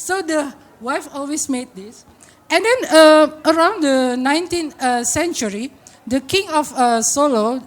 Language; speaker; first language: English; non-native, fluent; Indonesian